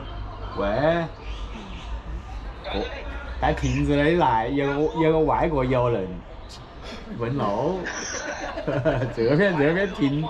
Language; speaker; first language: Chinese; native; Chinese